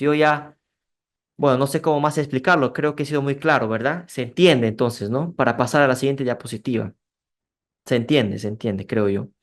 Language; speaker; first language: Spanish; native; Spanish